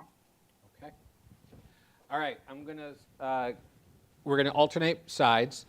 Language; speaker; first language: English; native; English